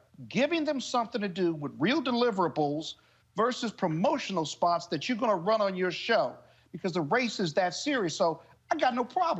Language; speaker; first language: English; native; English